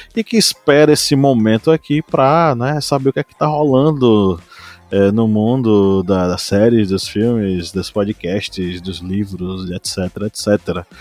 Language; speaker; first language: Portuguese; native; Portuguese